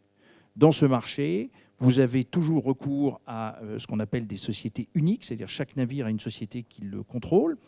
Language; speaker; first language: French; native; French